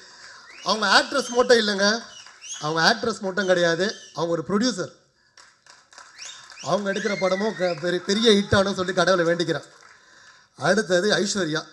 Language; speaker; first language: Tamil; native; Tamil